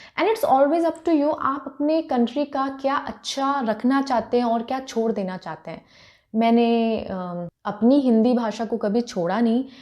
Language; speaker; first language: Hindi; native; Hindi